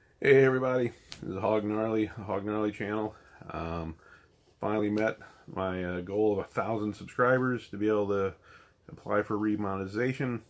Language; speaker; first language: English; native; English